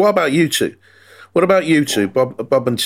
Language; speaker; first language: English; native; English